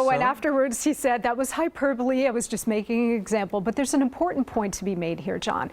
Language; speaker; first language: English; native; English